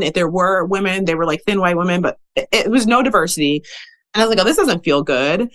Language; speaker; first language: English; native; English